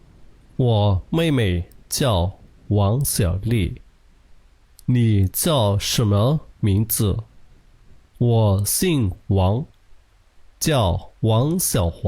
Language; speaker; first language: Chinese; non-native, fluent; Shan